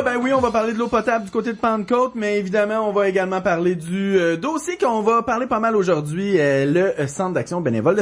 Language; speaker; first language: French; native; French